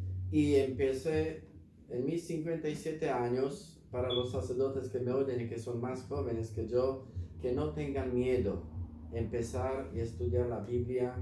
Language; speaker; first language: Spanish; non-native, fluent; Slovak